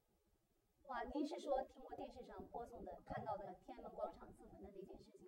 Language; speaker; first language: Chinese; native; Chinese